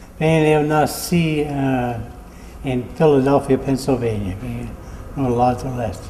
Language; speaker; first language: Portuguese; non-native, fluent; English